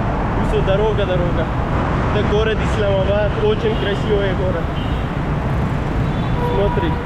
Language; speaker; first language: Russian; non-native, local second language; Kyrgyz